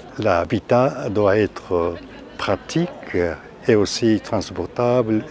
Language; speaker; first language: French; non-native, fluent; Japanese